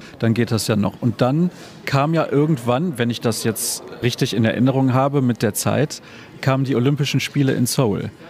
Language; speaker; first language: German; native; German